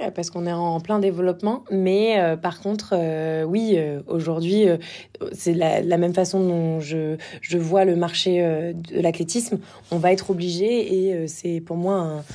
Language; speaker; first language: French; native; French